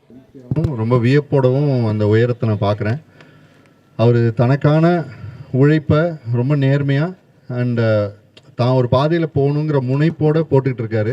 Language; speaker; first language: Tamil; native; Tamil